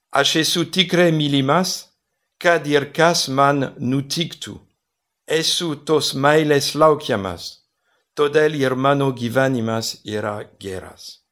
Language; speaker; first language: Lithuanian; non-native, fluent; French